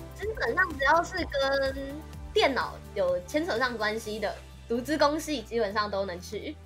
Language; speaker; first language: Chinese; native; Chinese